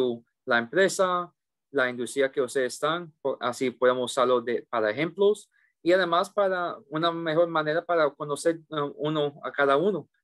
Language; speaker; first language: Spanish; early bilingual, heritage; English